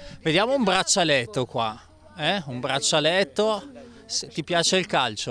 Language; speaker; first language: Italian; native; Italian